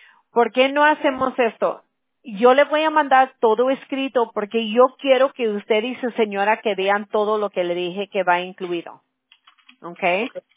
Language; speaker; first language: Spanish; early bilingual, heritage; Spanish